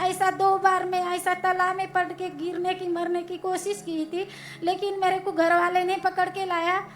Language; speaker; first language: Hindi; non-native, local second language; Marathi